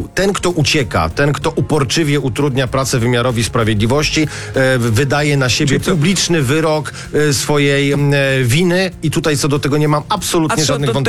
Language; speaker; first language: Polish; native; Polish